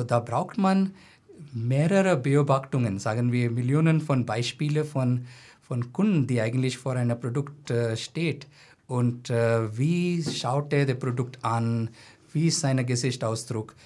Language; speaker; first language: German; non-native, fluent; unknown